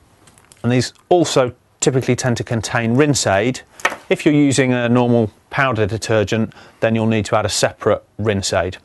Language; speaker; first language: English; native; English